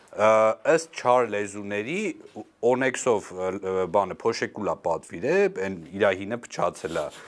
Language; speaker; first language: Armenian; native; Armenian